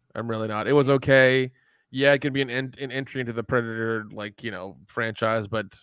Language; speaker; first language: English; early bilingual, other home language; Hindi